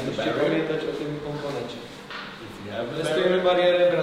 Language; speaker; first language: Polish; native; Polish